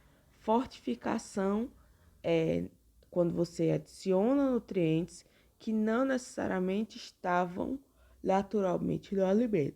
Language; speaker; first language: Portuguese; native; Portuguese